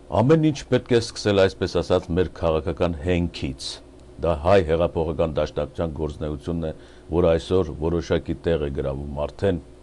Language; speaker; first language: Armenian; native; Armenian